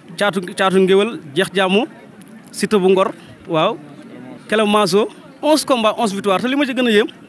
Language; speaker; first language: Wolof; native; Wolof